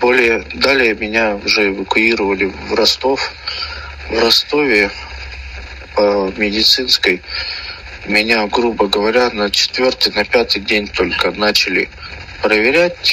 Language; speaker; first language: Russian; native; Russian